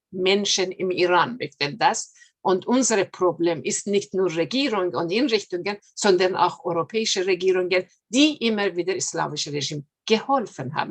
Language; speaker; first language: German; non-native, fluent; Persian